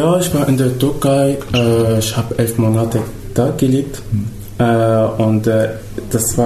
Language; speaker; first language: German; non-native, fluent; Arabic